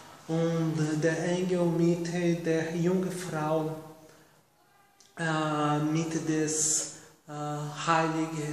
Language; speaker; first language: German; non-native, learner; Portuguese